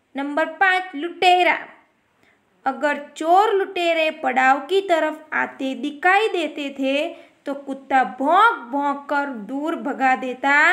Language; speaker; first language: Hindi; non-native, local second language; Gujarati